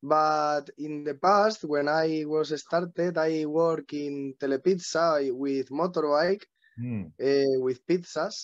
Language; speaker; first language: English; non-native, learner; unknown